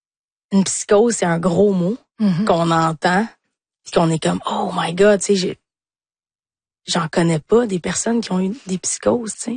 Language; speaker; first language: French; native; French